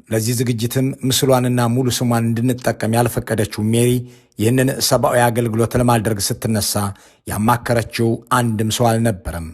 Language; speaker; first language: Amharic; native; Amharic